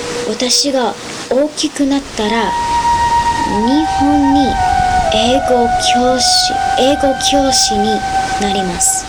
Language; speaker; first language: Japanese; non-native, learner; English